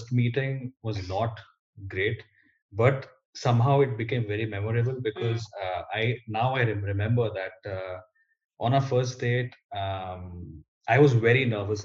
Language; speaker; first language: English; non-native, local second language; Kannada